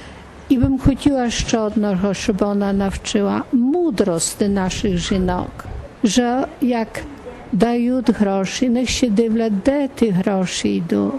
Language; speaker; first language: Polish; non-native, learner; Ukrainian